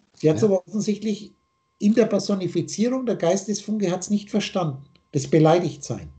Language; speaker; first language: German; native; German